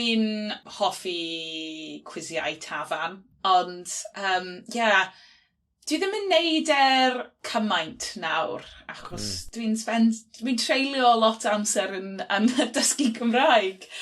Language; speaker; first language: Welsh; non-native, local second language; English